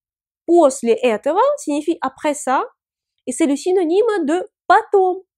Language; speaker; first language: French; non-native, fluent; Russian